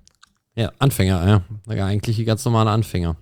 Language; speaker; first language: German; native; German